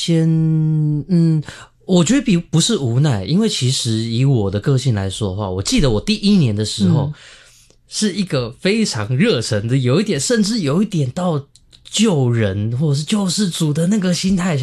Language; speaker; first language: Chinese; native; Chinese